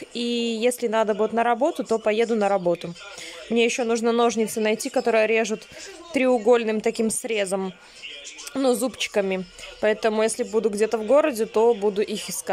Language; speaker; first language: Russian; native; Russian